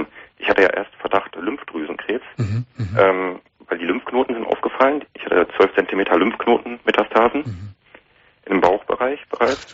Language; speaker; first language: German; native; German